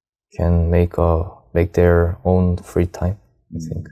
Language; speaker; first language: English; non-native, learner; Korean